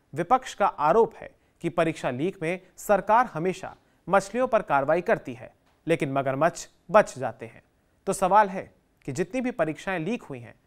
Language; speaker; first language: Hindi; native; Hindi